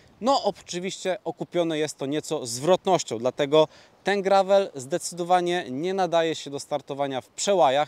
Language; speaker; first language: Polish; native; Polish